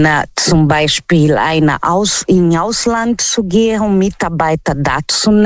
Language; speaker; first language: German; non-native, learner; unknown